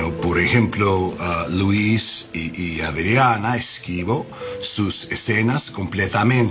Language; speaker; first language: Spanish; non-native, learner; English